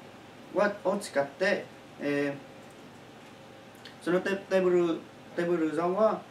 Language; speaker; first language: Japanese; non-native, learner; Chinese